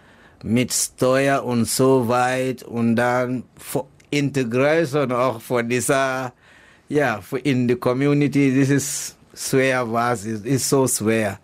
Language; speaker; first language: German; non-native, learner; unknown